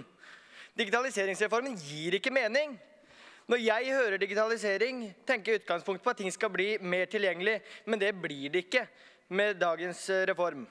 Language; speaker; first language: Norwegian; native; Norwegian